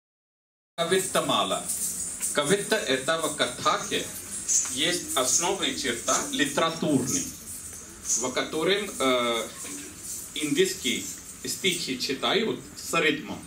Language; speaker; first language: Russian; non-native, fluent; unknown